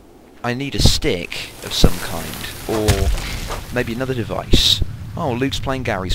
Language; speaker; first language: English; native; English